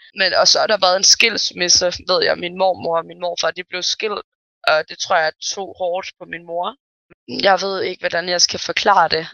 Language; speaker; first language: Danish; early bilingual, other home language; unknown